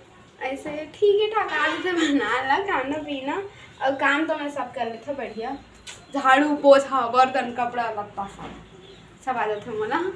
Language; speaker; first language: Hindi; non-native, local second language; Chhattisgarhi